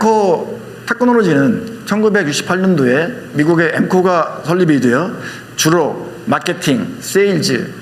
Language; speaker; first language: Korean; native; Korean